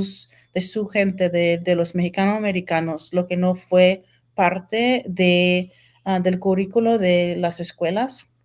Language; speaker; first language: Spanish; non-native, fluent; English